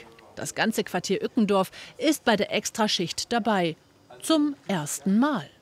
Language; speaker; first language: German; native; German